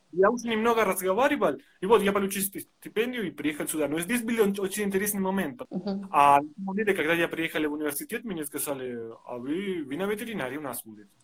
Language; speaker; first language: Russian; non-native, fluent; Spanish